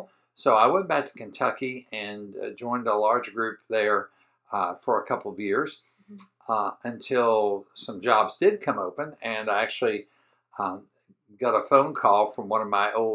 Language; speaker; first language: English; native; English